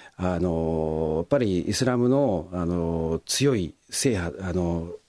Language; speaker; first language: Japanese; native; Japanese